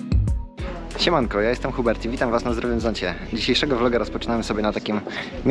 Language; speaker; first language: Polish; native; Polish